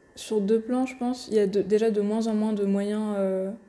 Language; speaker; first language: French; non-native, local second language; Arabic